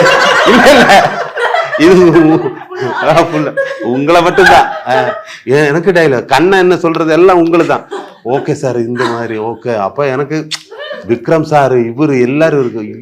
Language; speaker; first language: Tamil; non-native, learner; Malayalam